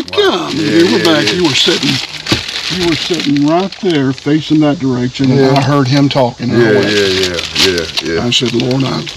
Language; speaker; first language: English; native; English